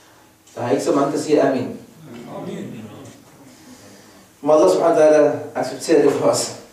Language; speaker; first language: Danish; non-native, fluent; Arabic